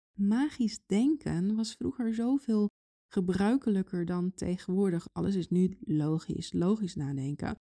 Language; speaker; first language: Dutch; native; Dutch